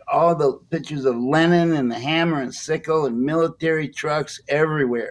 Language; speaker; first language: English; native; English